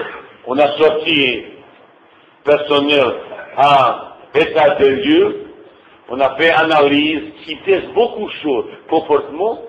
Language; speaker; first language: French; non-native, fluent; Bosnian